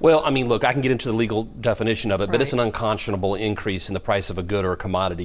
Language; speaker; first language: English; native; English